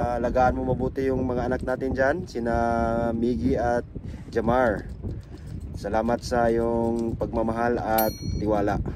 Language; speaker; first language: Filipino; non-native, local second language; Cebuano